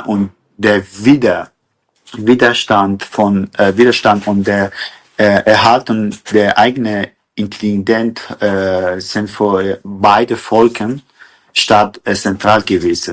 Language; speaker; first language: German; non-native, fluent; Kurdish